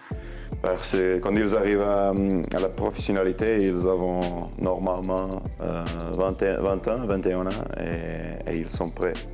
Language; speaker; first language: French; non-native, learner; Portuguese